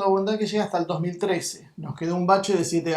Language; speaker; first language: Spanish; native; Spanish